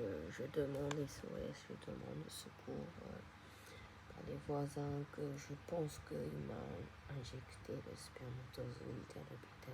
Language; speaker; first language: French; non-native, fluent; Japanese